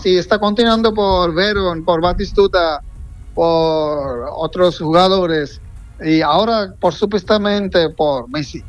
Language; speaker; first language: Spanish; non-native, fluent; Bangla